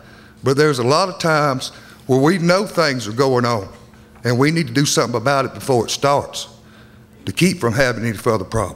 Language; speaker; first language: English; native; English